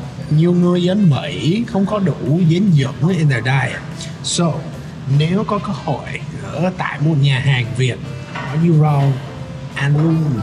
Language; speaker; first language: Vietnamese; non-native, fluent; English